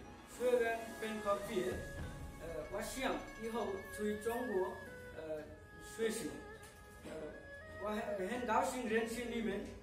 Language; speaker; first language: Chinese; non-native, learner; Bangla